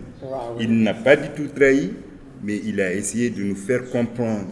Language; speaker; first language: French; non-native, local second language; Wolof